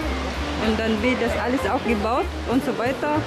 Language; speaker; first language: German; non-native, learner; Filipino